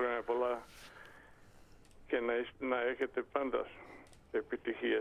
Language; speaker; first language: Greek; non-native, fluent; Bosnian